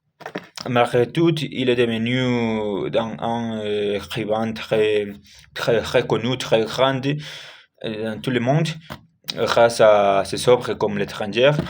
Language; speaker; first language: French; non-native, learner; Spanish